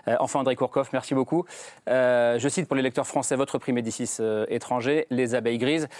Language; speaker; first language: French; native; French